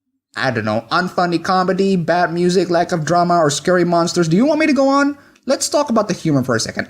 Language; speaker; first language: English; non-native, fluent; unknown